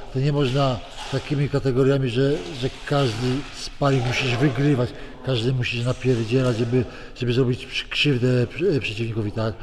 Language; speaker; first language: Polish; native; Polish